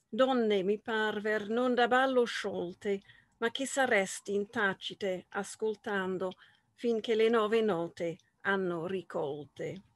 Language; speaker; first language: Italian; non-native, fluent; English